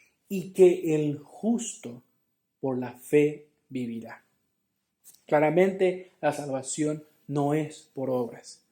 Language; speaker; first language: Spanish; native; Spanish